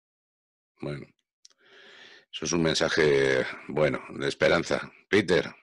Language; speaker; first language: Spanish; native; Spanish